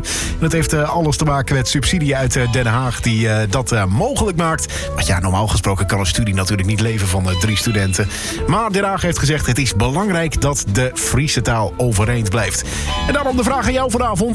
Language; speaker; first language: Dutch; native; Dutch